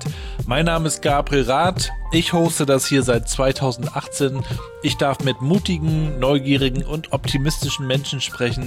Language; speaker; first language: German; native; German